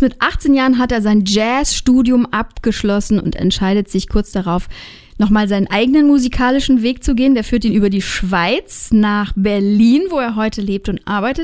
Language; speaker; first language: German; native; German